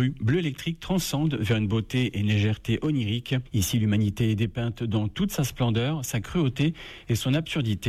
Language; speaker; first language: French; native; French